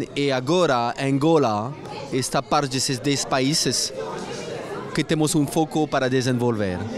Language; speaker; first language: Portuguese; non-native, fluent; French